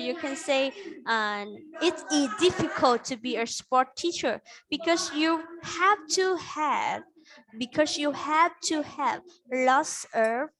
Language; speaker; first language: English; non-native, fluent; Vietnamese